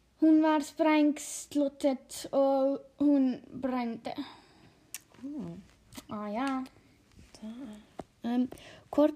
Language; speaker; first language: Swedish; non-native, learner; Icelandic